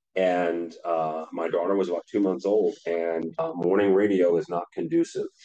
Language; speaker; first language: English; native; English